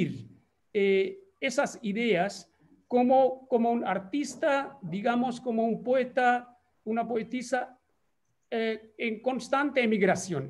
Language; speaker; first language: Spanish; non-native, fluent; Bangla